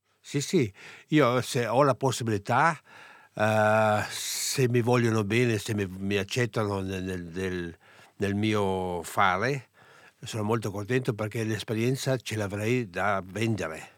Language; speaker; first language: Italian; non-native, local second language; German